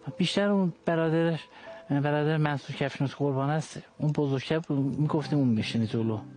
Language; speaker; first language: Persian; non-native, local second language; Azerbaijani